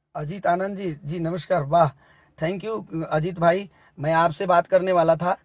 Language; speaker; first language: Hindi; native; Hindi